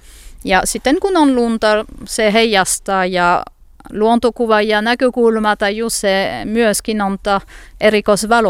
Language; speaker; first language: Finnish; non-native, fluent; French